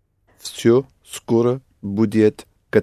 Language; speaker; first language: Russian; non-native, learner; English